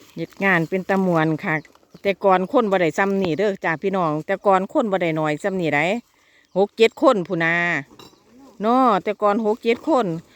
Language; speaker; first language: Thai; native; Thai